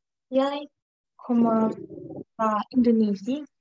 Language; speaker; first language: Norwegian; non-native, learner; Indonesian